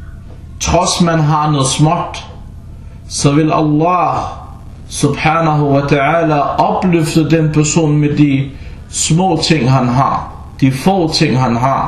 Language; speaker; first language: Danish; early bilingual, other home language; Arabic